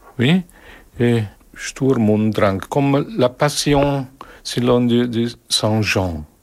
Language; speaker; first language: French; non-native, learner; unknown